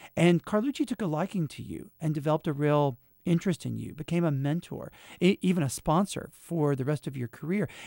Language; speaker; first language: English; native; English